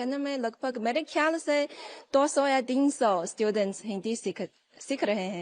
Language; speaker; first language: Hindi; non-native, fluent; Chinese